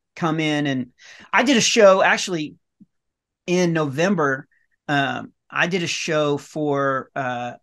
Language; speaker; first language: English; native; English